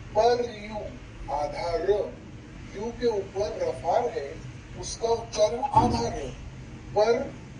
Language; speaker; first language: Hindi; non-native, local second language; Marathi